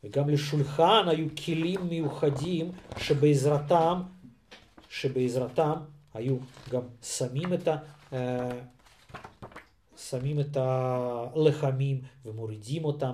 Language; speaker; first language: Hebrew; non-native, fluent; Russian